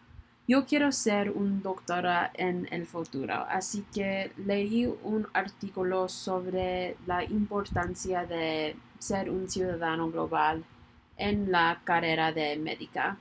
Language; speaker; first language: Spanish; non-native, learner; English